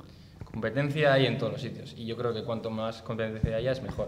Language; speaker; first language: Spanish; native; Spanish